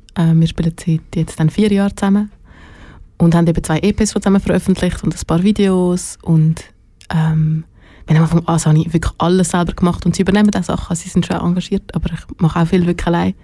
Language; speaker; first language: German; native; German